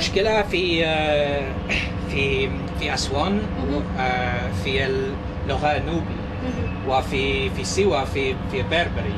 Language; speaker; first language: Arabic; non-native, learner; English